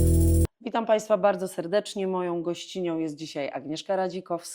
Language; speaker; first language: Polish; native; Polish